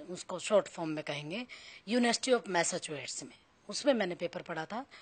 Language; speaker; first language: Hindi; native; Hindi